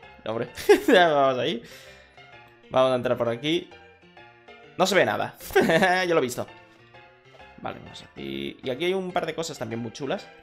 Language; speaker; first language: Spanish; native; Spanish